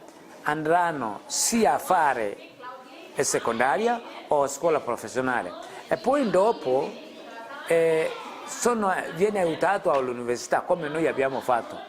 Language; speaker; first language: Italian; non-native, fluent; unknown